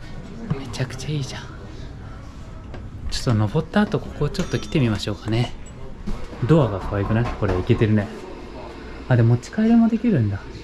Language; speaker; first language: Japanese; native; Japanese